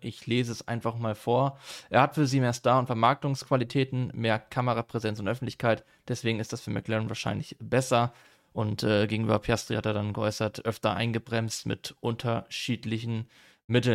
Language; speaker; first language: German; native; German